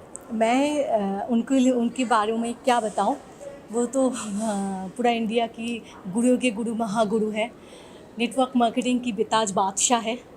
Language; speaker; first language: Hindi; non-native, local second language; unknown